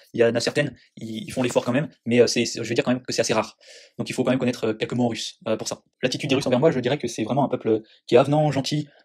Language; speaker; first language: French; native; French